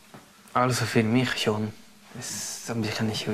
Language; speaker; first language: German; non-native, learner; Spanish